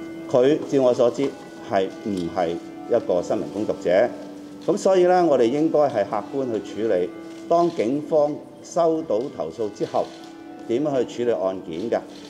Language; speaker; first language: Cantonese; native; Cantonese